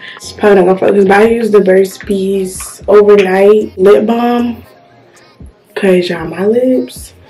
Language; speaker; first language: English; native; English